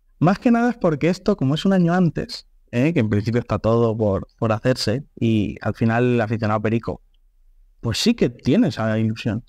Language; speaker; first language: Spanish; non-native, local second language; Catalan